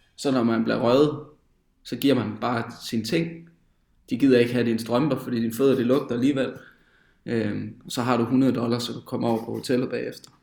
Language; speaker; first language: Danish; native; Danish